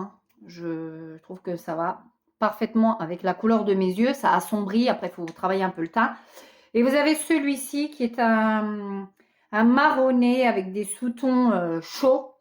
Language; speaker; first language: French; native; French